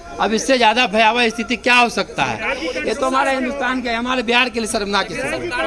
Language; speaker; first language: Hindi; native; Hindi